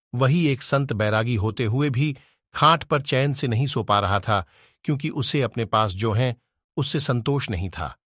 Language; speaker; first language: Hindi; native; Hindi